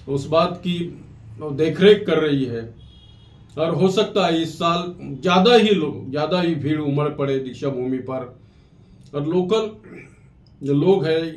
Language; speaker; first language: Hindi; non-native, local second language; Marathi